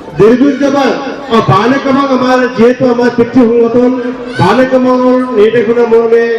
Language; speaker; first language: Assamese; non-native, local second language; Mising